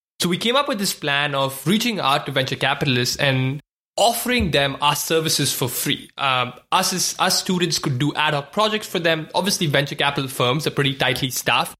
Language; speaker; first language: English; non-native, local second language; Hindi